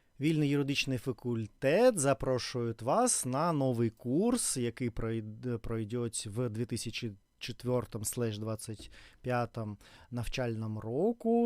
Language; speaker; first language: Ukrainian; non-native, fluent; Russian